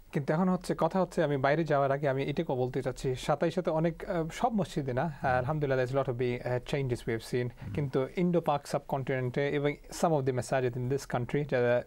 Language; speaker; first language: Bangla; early bilingual, heritage; Bangla